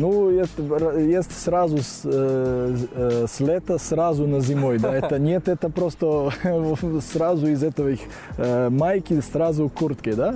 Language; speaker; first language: Russian; non-native, learner; Serbian